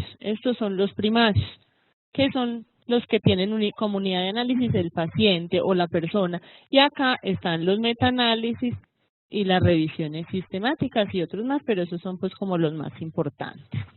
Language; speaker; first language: Spanish; native; Spanish